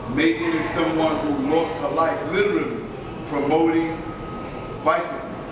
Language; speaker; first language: English; early bilingual, other home language; Spanish